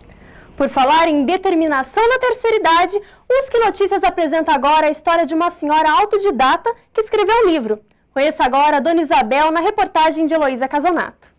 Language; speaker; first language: Portuguese; native; Portuguese